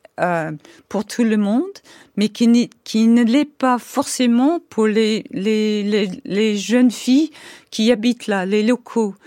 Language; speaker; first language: French; non-native, fluent; English